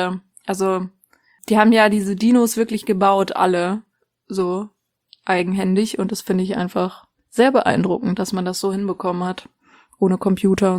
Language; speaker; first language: German; native; German